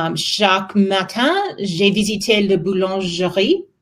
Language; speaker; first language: French; non-native, learner; English